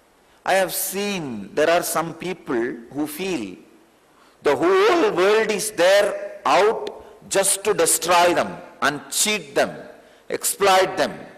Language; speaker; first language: English; non-native, local second language; Tamil